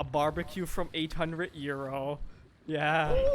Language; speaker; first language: English; non-native, fluent; Dutch